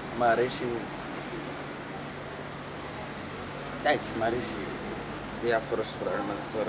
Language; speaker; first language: Greek; non-native, fluent; Persian